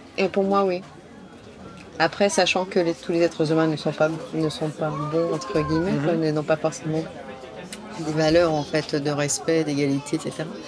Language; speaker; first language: French; native; French